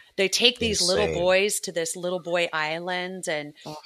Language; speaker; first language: English; native; English